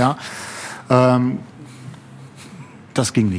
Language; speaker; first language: German; native; German